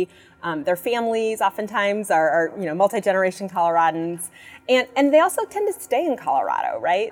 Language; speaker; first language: English; native; English